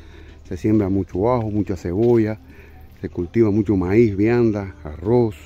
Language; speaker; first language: Spanish; native; Spanish